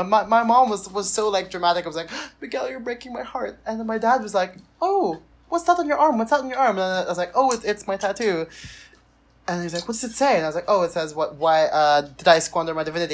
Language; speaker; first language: English; non-native, local second language; Filipino